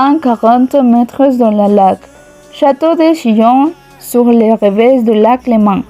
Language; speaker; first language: French; non-native, learner; Spanish